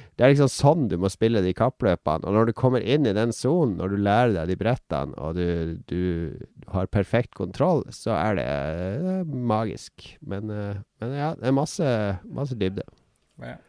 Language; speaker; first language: Norwegian; native; Norwegian